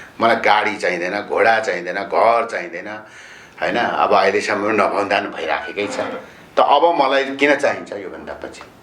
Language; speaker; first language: Nepali; non-native, local second language; Limbu